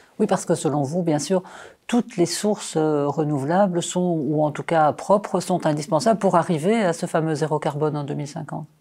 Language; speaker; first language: French; native; French